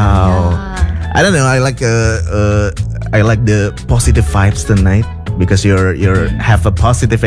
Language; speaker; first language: English; non-native, fluent; Indonesian